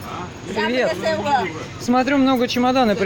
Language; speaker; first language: Russian; non-native, learner; Vietnamese